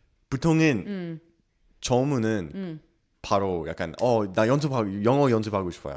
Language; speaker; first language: Korean; non-native, learner; English